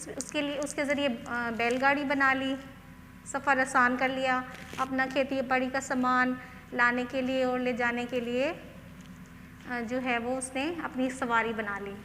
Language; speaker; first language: Hindi; non-native, local second language; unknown